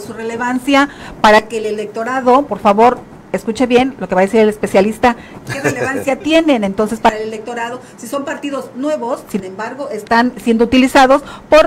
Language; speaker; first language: Spanish; native; Spanish